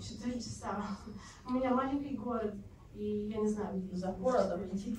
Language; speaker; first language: Russian; non-native, learner; Romanian